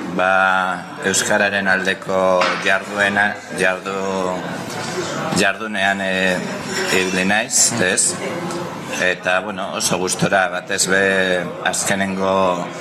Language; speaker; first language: Basque; non-native, local second language; Spanish